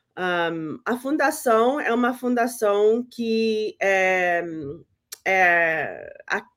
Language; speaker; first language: Portuguese; early bilingual, heritage; Portuguese